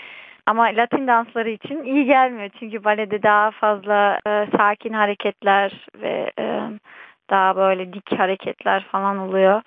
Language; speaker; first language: Turkish; early bilingual, heritage; Turkish